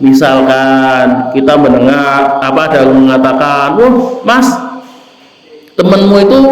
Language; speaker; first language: Indonesian; non-native, local second language; Javanese